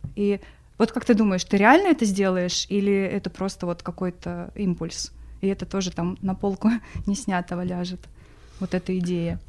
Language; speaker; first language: Russian; native; Russian